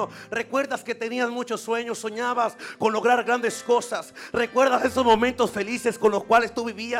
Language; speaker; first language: Spanish; native; Spanish